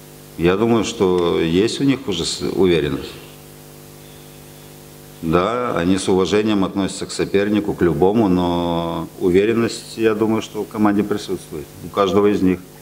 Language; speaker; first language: Russian; native; Russian